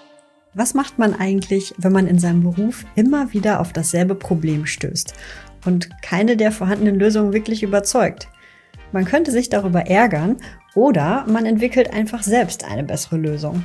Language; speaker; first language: German; native; German